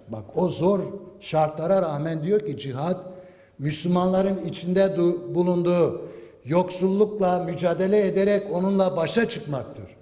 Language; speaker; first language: Turkish; native; Turkish